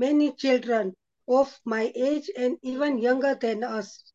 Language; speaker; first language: English; non-native, local second language; Gujarati